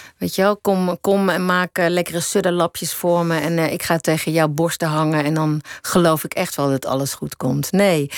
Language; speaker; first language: Dutch; native; Dutch